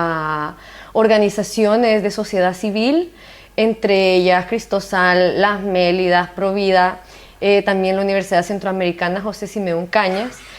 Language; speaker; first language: Spanish; native; Spanish